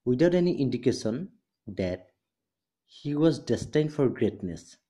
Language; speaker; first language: English; non-native, local second language; Assamese